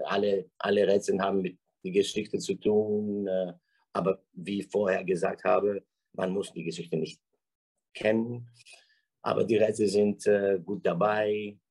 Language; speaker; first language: German; non-native, fluent; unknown